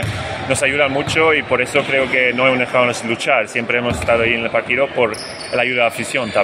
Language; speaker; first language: Spanish; non-native, fluent; Swedish